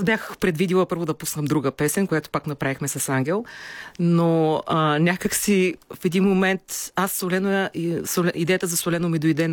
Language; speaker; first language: Bulgarian; native; Bulgarian